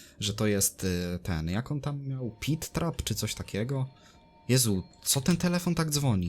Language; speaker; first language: Polish; native; Polish